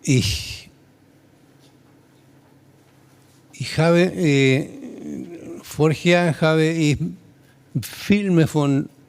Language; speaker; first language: German; non-native, learner; Spanish